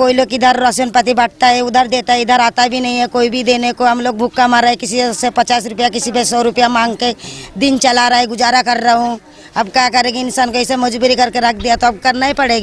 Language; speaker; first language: Hindi; non-native, local second language; Bangla